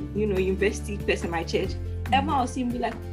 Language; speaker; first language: English; non-native, local second language; Akan